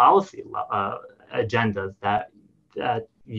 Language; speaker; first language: English; native; English